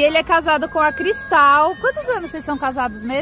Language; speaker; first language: Portuguese; native; Portuguese